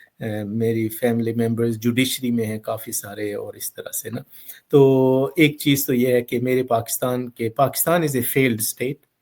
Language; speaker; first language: Urdu; non-native, local second language; Punjabi